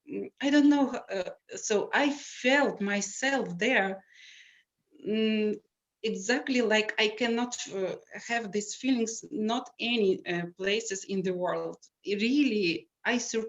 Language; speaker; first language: English; non-native, learner; Russian